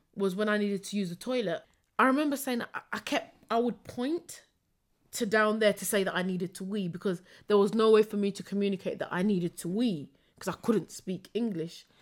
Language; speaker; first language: English; early bilingual, other home language; Spanish